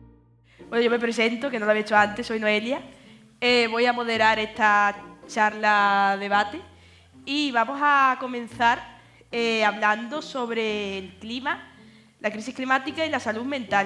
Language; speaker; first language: Spanish; native; Spanish